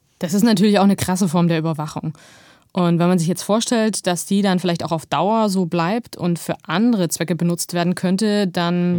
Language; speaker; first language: German; native; German